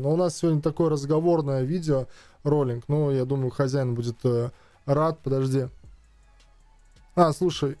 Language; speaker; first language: Russian; native; Russian